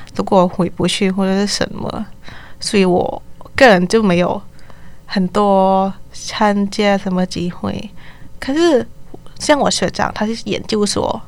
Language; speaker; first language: Chinese; non-native, learner; Thai